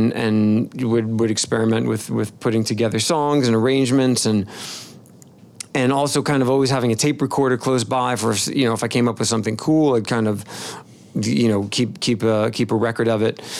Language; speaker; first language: English; native; English